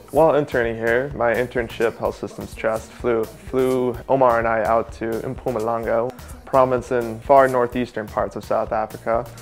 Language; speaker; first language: English; native; English